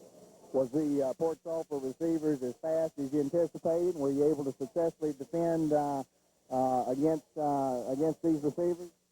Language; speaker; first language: English; native; English